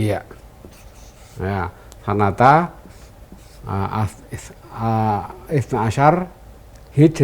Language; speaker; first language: Arabic; non-native, fluent; Indonesian